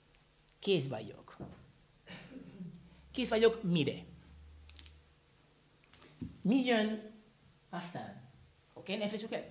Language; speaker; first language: Hungarian; non-native, fluent; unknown